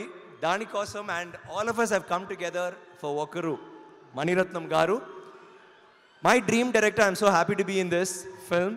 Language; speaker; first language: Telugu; non-native, learner; Tamil